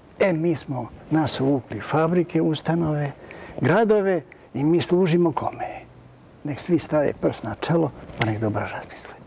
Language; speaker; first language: Serbian; native; Serbian